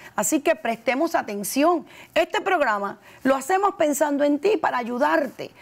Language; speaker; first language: Spanish; native; Spanish